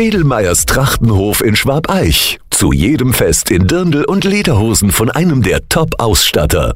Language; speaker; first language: German; native; German